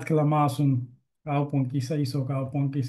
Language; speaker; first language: Finnish; non-native, learner; Bangla